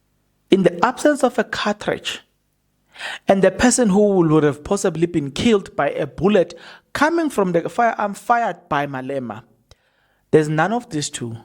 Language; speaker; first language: English; non-native, local second language; Zulu